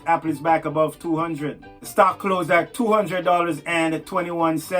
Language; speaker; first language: English; native; English